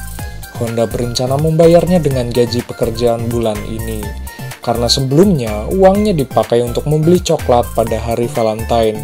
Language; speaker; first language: Indonesian; native; Indonesian